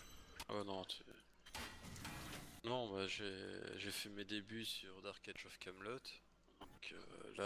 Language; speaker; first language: French; native; French